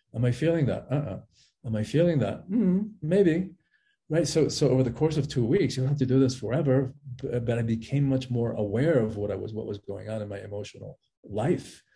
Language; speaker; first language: English; early bilingual, other home language; Spanish